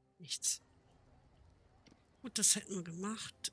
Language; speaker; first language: German; native; German